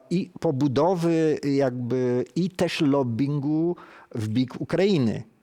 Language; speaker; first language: Ukrainian; early bilingual, heritage; Ukrainian